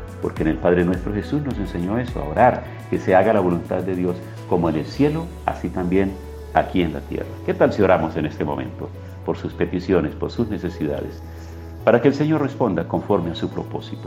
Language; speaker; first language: Spanish; native; Spanish